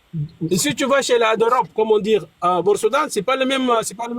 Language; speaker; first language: French; non-native, fluent; Arabic